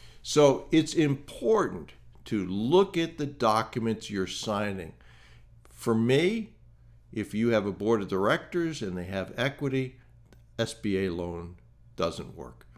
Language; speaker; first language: English; native; English